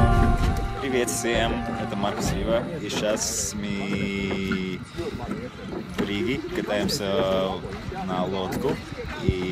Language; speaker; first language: Russian; non-native, local second language; Latvian